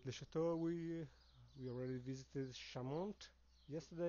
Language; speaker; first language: English; non-native, learner; Italian